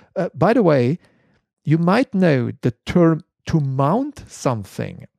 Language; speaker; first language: English; non-native, fluent; German